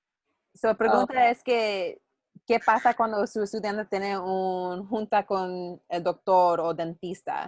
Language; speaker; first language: Spanish; non-native, learner; English